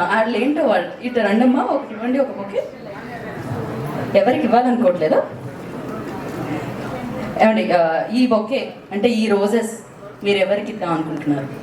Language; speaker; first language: Telugu; native; Telugu